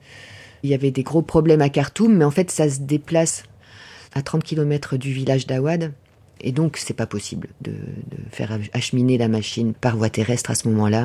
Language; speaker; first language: French; native; French